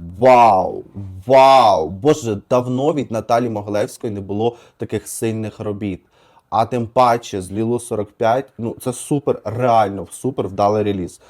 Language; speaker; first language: Ukrainian; native; Ukrainian